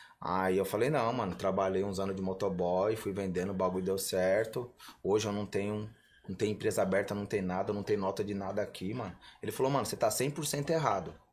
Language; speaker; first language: Portuguese; native; Portuguese